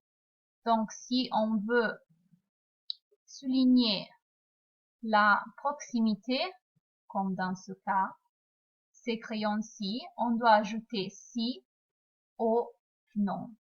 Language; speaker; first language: French; non-native, fluent; Italian